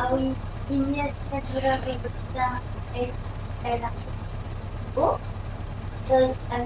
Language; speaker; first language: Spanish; non-native, learner; French